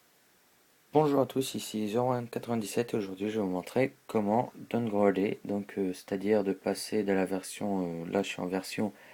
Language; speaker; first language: French; native; French